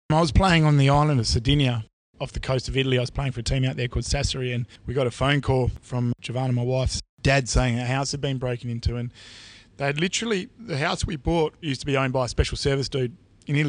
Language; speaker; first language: English; native; English